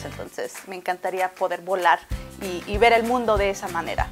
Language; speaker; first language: Spanish; early bilingual, heritage; Spanish